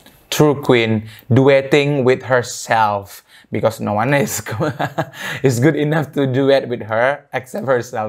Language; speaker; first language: English; non-native, fluent; Indonesian